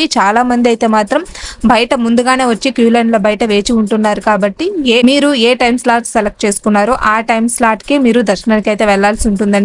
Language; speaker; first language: Telugu; native; Telugu